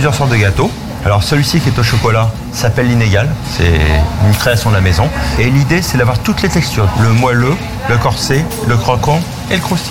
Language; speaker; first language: French; native; French